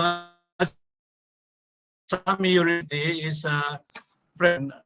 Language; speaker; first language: English; non-native, learner; Indonesian